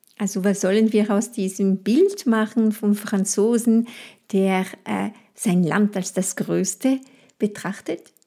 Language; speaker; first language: German; non-native, fluent; French